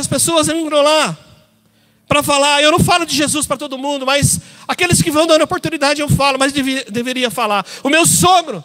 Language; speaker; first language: Portuguese; native; Portuguese